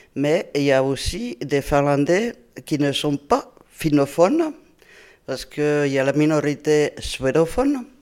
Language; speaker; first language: French; non-native, fluent; Finnish